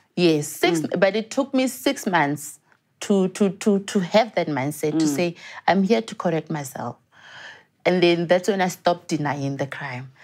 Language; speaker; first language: English; non-native, local second language; Southern Sotho